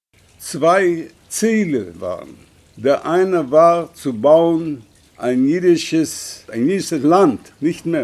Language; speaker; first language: German; non-native, learner; Hebrew